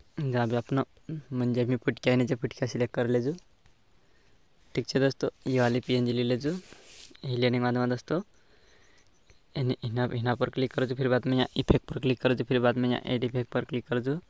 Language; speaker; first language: Gujarati; non-native, local second language; Bhili